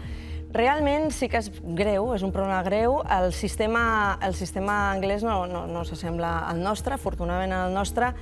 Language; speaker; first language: Catalan; native; Catalan